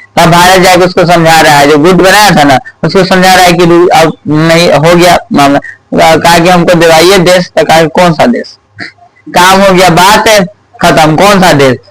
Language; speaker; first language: Hindi; native; Hindi